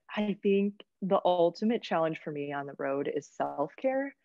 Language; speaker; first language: English; native; English